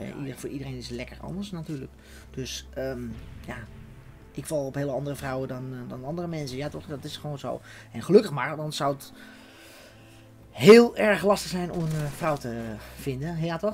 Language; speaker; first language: Dutch; native; Dutch